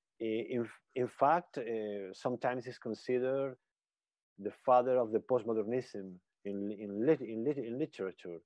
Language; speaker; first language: English; non-native, learner; Spanish